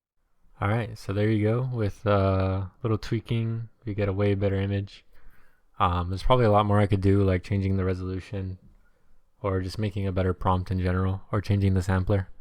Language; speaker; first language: English; native; English